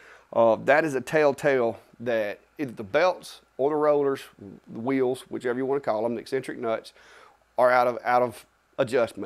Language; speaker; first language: English; native; English